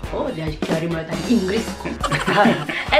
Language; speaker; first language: Indonesian; native; Indonesian